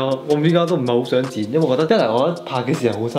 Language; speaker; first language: Chinese; native; Chinese